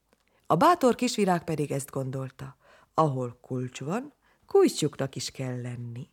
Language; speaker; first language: Hungarian; native; Hungarian